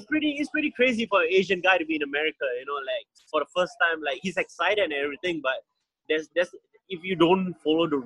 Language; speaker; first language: English; native; English